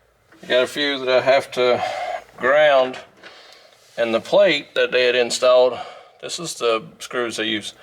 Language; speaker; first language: English; native; English